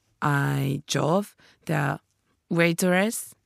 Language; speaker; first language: English; non-native, learner; Japanese